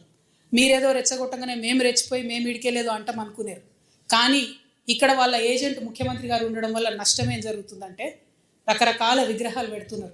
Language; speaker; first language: Telugu; native; Telugu